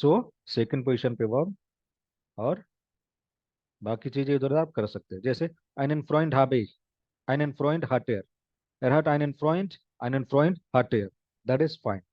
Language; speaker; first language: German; non-native, fluent; Hindi